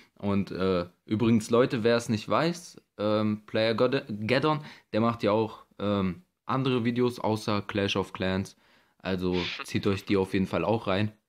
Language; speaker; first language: German; early bilingual, other home language; Russian